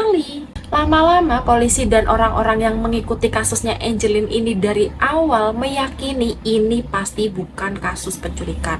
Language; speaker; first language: Indonesian; native; Indonesian